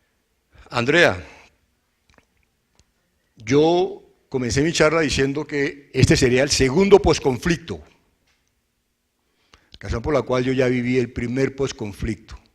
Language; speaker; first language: Spanish; native; Spanish